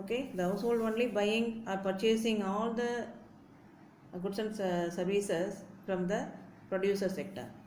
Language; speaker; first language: English; non-native, local second language; Tamil